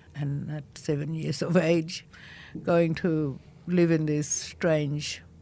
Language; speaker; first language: English; non-native, local second language; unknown